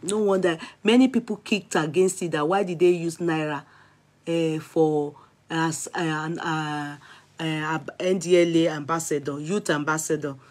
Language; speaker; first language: English; non-native, local second language; Yoruba